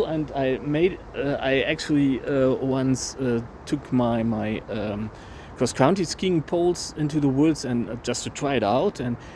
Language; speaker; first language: English; non-native, fluent; German